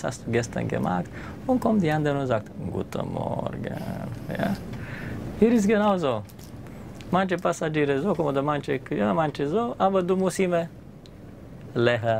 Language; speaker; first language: German; non-native, learner; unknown